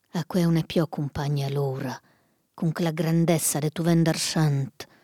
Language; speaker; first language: Italian; native; Italian